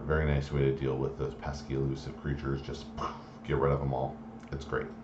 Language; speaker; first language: English; native; English